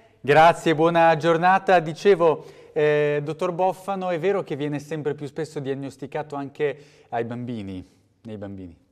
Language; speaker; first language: Italian; native; Italian